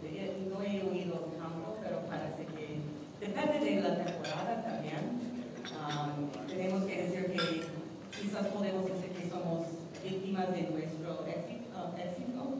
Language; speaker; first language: Spanish; non-native, fluent; English